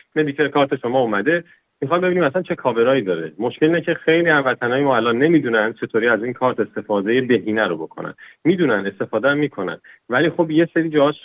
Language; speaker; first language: Persian; native; Persian